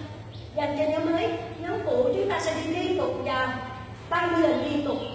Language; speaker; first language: Vietnamese; native; Vietnamese